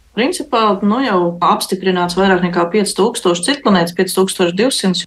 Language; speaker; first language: Latvian; native; Latvian